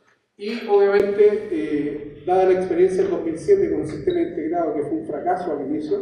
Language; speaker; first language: Spanish; native; Spanish